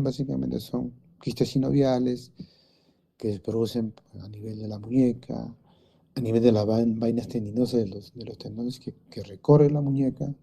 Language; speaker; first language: Spanish; native; Spanish